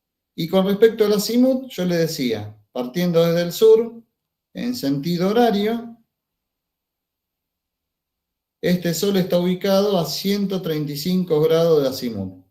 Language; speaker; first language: Spanish; native; Spanish